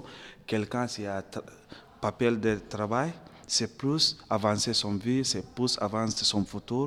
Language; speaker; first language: French; non-native, learner; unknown